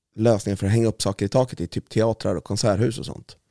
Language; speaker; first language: Swedish; native; Swedish